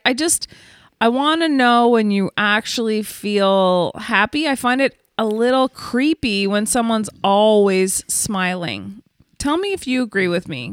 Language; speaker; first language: English; native; English